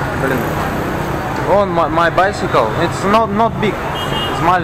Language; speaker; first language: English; non-native, learner; Russian